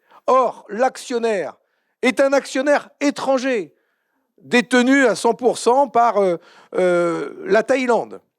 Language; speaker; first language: French; native; French